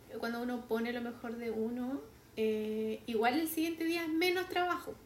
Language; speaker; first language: Spanish; native; Spanish